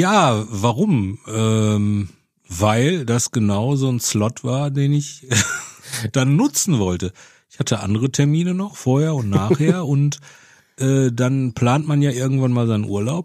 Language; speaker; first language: German; native; German